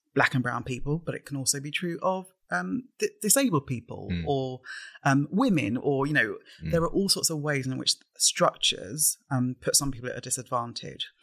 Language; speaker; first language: English; native; English